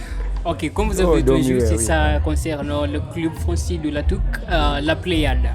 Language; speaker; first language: French; non-native, learner; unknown